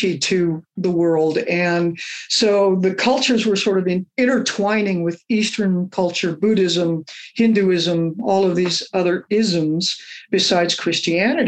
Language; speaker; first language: English; native; English